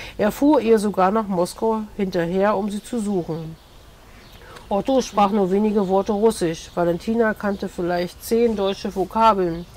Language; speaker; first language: German; native; German